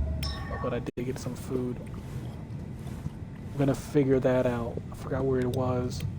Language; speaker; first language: English; native; English